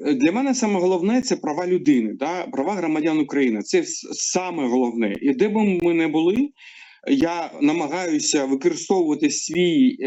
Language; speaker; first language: Ukrainian; non-native, local second language; Russian